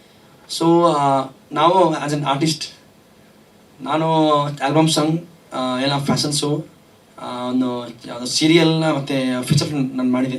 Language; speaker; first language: Kannada; non-native, learner; Hindi